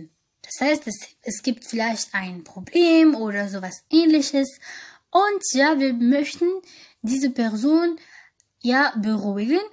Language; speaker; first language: German; non-native, fluent; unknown